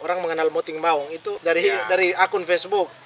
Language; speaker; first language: Indonesian; native; Indonesian